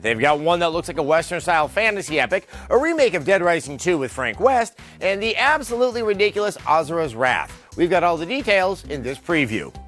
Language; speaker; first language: English; native; English